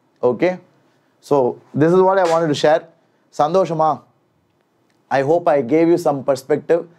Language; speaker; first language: English; non-native, local second language; Tamil